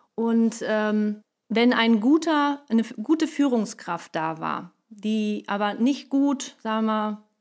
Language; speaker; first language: German; non-native, fluent; Portuguese